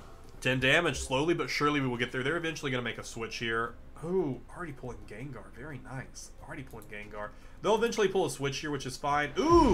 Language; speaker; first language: English; native; English